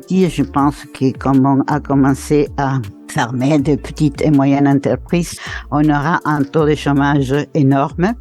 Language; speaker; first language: French; non-native, fluent; Spanish